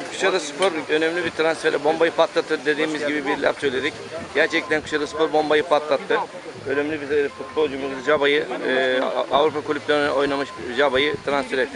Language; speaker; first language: Turkish; native; Turkish